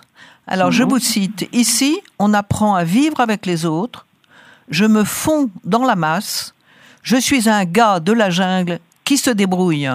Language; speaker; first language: French; native; French